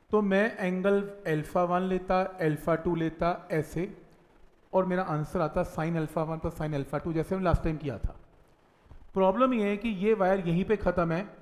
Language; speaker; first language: Hindi; native; Hindi